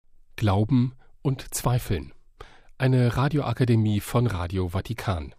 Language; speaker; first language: German; native; German